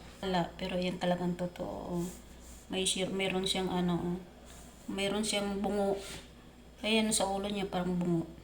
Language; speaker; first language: Filipino; non-native, local second language; Bikol